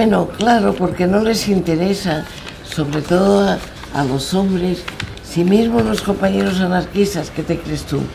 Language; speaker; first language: Spanish; native; Spanish